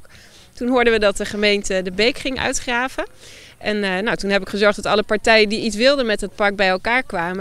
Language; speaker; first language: Dutch; native; Dutch